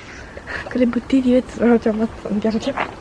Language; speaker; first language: Albanian; early bilingual, heritage; Albanian